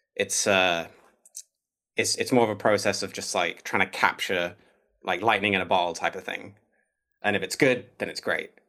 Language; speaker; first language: English; native; English